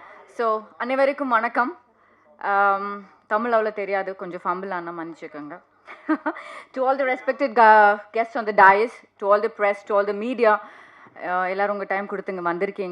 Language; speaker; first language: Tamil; non-native, learner; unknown